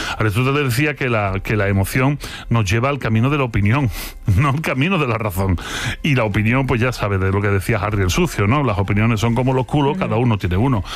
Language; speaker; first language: Spanish; native; Spanish